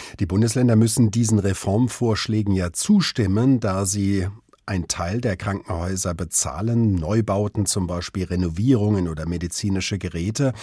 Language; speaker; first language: German; native; German